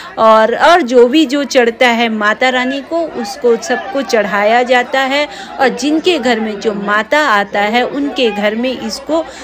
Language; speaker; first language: Hindi; native; Hindi